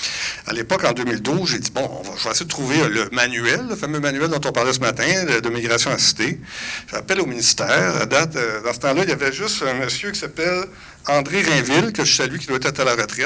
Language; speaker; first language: French; native; French